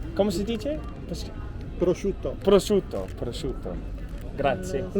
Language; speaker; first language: Italian; non-native, learner; English